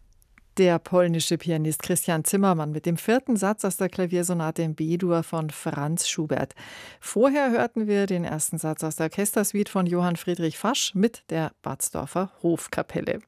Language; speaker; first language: German; native; German